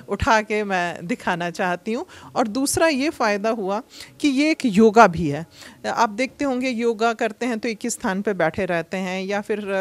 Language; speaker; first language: Hindi; native; Hindi